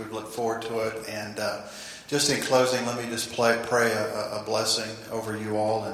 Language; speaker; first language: English; native; English